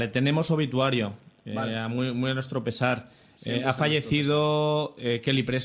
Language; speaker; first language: Spanish; native; Spanish